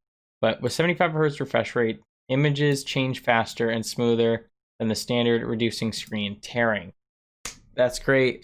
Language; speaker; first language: English; native; English